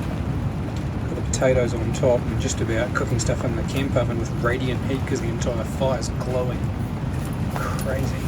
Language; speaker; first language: English; native; English